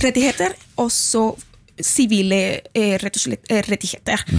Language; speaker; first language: Norwegian; non-native, fluent; Spanish